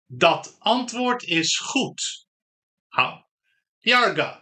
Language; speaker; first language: Dutch; non-native, fluent; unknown